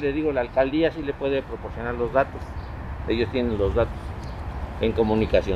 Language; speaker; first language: Spanish; native; Spanish